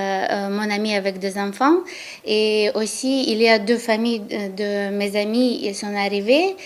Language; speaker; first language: French; non-native, learner; Ukrainian